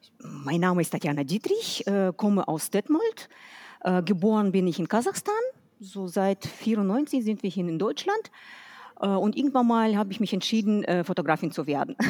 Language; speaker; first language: German; non-native, fluent; Russian